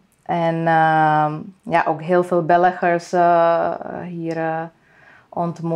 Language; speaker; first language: Dutch; non-native, fluent; Czech